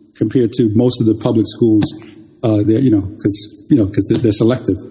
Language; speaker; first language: English; early bilingual, other home language; Jamaican Creole English